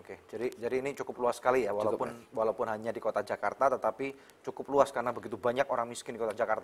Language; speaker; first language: Indonesian; native; Indonesian